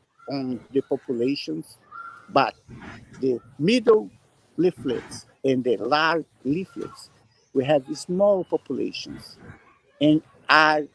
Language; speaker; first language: English; non-native, learner; Portuguese